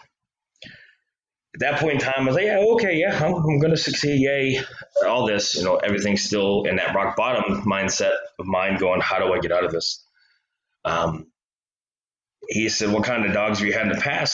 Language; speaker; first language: English; native; English